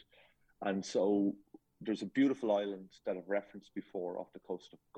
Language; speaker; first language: English; native; English